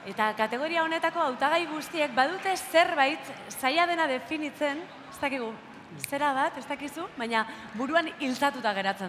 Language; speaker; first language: Basque; native; Basque